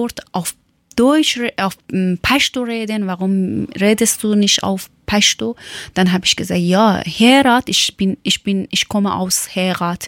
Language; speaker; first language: German; non-native, learner; Persian